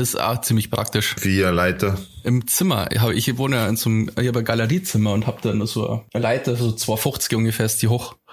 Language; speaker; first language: German; native; German